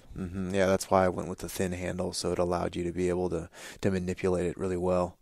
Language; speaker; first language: English; native; English